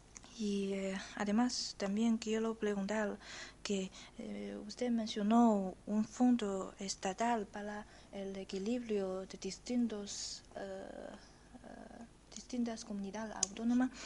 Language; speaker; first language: Spanish; non-native, fluent; Chinese